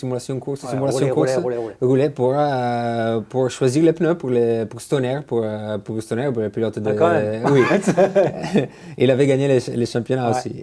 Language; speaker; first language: French; non-native, fluent; Italian